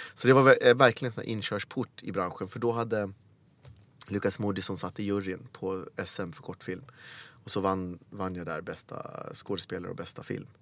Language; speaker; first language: Swedish; early bilingual, other home language; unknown